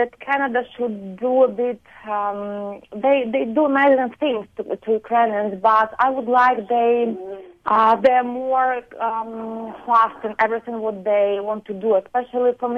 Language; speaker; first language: English; non-native, fluent; Ukrainian